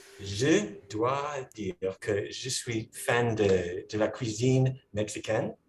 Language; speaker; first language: French; non-native, fluent; English